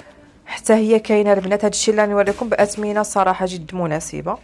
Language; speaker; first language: Arabic; native; Arabic